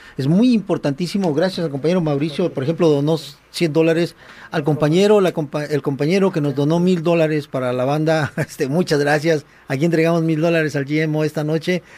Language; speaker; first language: Spanish; native; Spanish